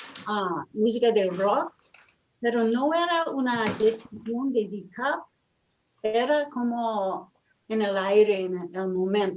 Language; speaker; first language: Spanish; non-native, fluent; English